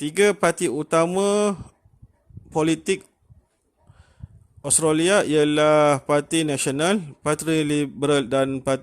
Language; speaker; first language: Malay; native; Malay